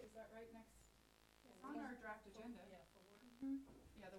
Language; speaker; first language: English; native; English